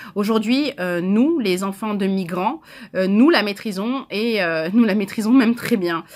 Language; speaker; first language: French; native; French